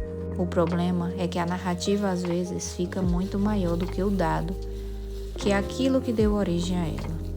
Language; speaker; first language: Portuguese; native; Portuguese